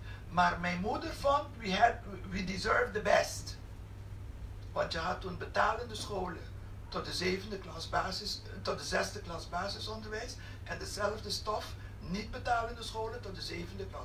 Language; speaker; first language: Dutch; non-native, local second language; Papiamento